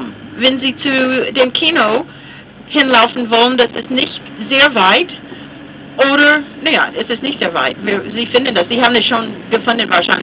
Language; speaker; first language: German; non-native, fluent; English